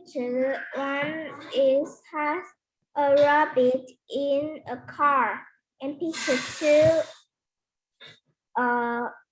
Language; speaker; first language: English; non-native, learner; Vietnamese